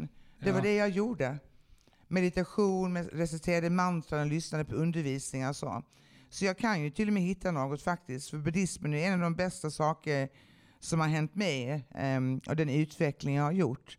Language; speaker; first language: Swedish; native; Swedish